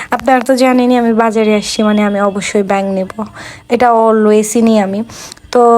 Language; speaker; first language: Bangla; non-native, local second language; Chakma